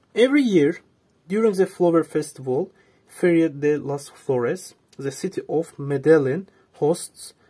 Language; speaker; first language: English; non-native, fluent; Azerbaijani